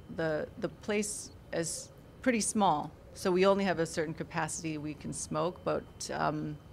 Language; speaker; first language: English; native; English